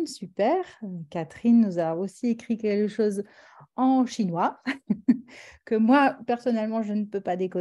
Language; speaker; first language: French; native; French